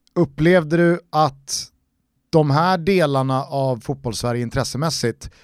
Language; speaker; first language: Swedish; native; Swedish